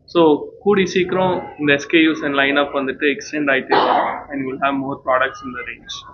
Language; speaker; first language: English; non-native, local second language; Tamil